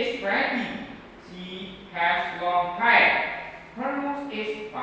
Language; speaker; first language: English; non-native, learner; Indonesian